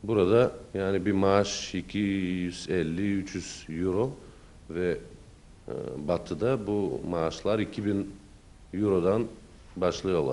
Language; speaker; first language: Turkish; early bilingual, heritage; Turkish